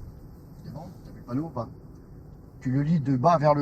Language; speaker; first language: French; native; French